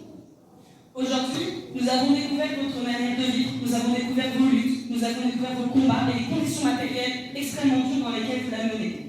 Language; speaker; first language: French; native; French